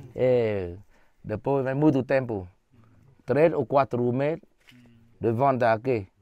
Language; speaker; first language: Portuguese; non-native, learner; Vietnamese